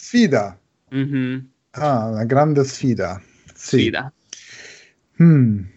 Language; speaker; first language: Italian; non-native, learner; German